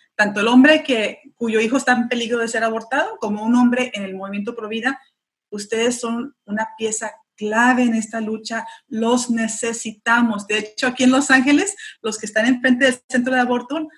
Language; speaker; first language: Spanish; early bilingual, heritage; Spanish